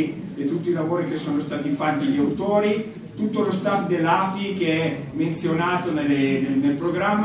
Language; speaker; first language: Italian; native; Italian